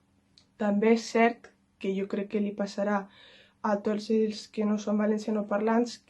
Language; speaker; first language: Catalan; non-native, local second language; Spanish